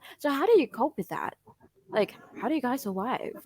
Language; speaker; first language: English; non-native, fluent; Khmer